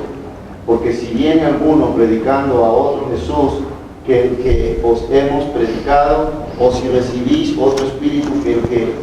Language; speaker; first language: Spanish; native; Spanish